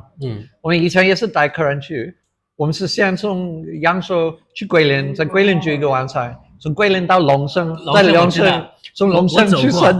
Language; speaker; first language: Chinese; non-native, fluent; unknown